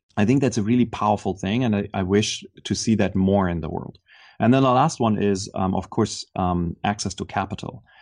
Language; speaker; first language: English; non-native, fluent; German